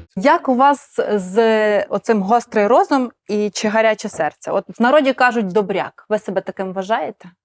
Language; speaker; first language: Ukrainian; native; Ukrainian